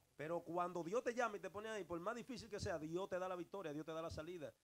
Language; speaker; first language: Spanish; early bilingual, heritage; Spanish